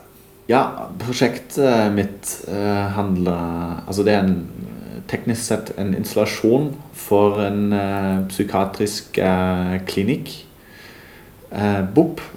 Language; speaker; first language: Norwegian; non-native, fluent; German